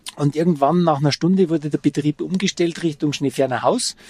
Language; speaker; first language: German; native; German